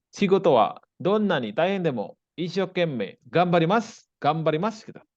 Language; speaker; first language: Indonesian; native; Indonesian